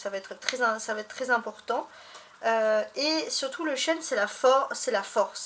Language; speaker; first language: French; native; French